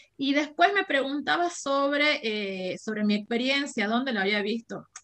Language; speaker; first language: Spanish; native; Spanish